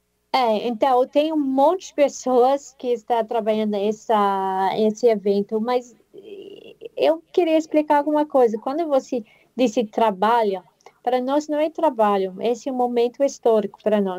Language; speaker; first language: Portuguese; non-native, fluent; English